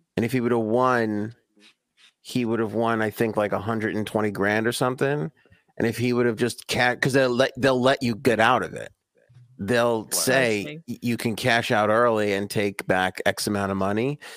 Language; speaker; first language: English; native; English